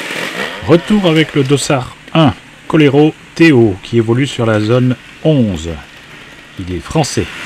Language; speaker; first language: French; native; French